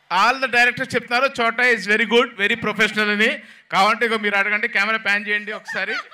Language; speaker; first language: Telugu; native; Telugu